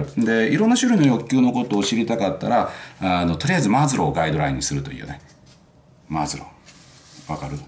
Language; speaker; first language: Japanese; native; Japanese